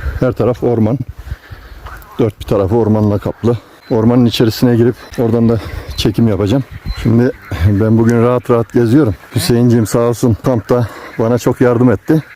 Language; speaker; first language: Turkish; native; Turkish